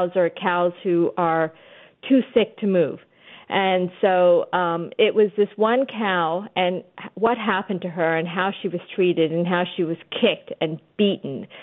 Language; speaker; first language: English; early bilingual, other home language; Urdu